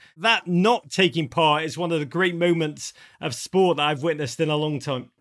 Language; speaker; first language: English; native; English